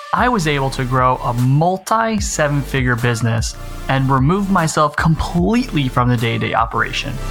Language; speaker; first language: English; native; English